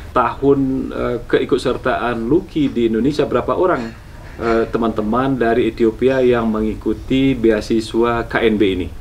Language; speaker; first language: Indonesian; native; Indonesian